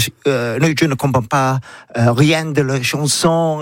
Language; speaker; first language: French; non-native, learner; English